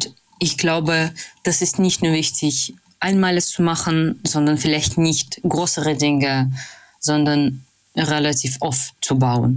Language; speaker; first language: German; non-native, fluent; Russian